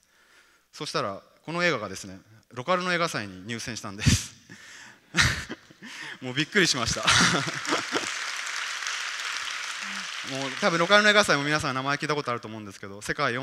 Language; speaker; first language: Japanese; native; Japanese